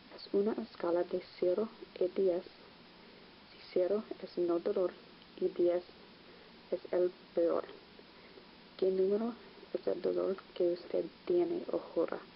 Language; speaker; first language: Spanish; non-native, learner; English